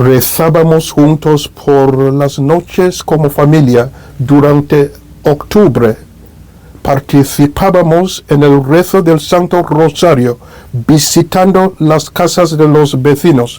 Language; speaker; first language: Spanish; non-native, fluent; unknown